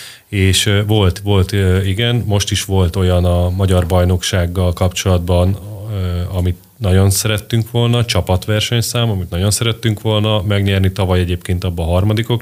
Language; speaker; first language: Hungarian; native; Hungarian